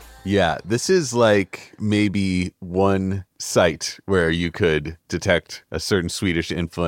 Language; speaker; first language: English; native; English